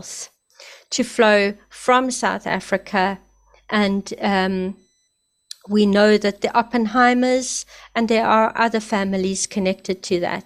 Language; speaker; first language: English; native; English